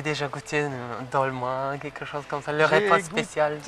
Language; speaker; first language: French; non-native, fluent; Azerbaijani